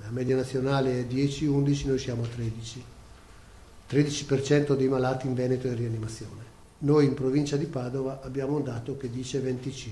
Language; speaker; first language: Italian; native; Italian